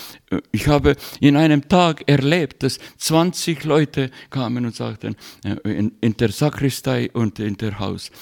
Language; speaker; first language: German; non-native, learner; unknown